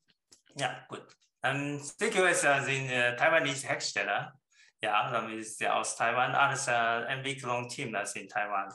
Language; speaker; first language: German; non-native, learner; Chinese